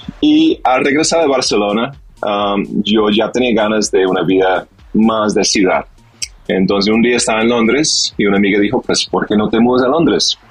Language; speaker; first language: Spanish; non-native, fluent; English